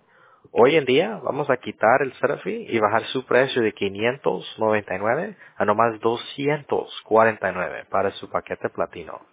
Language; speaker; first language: Spanish; early bilingual, heritage; English